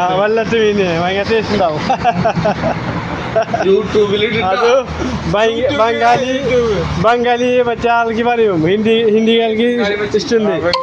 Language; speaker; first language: Malayalam; non-native, local second language; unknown